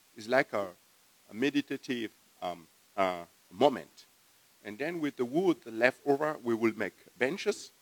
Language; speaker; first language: English; non-native, fluent; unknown